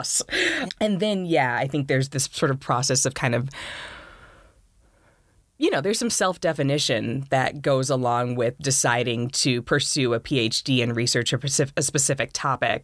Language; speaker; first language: English; native; English